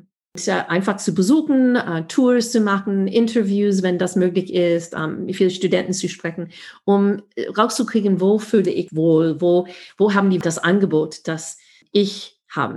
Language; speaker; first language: German; non-native, fluent; English